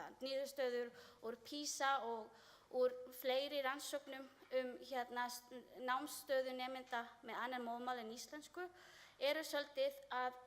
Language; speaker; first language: Icelandic; non-native, learner; Filipino